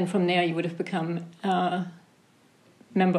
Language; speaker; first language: English; non-native, fluent; German